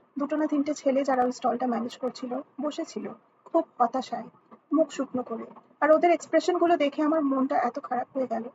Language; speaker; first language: Bangla; early bilingual, heritage; Bangla